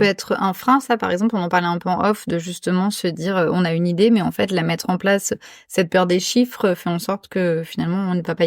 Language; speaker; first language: French; native; French